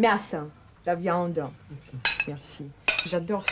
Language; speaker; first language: French; non-native, fluent; Russian